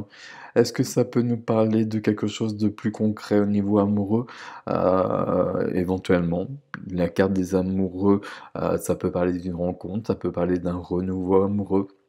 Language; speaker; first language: French; native; French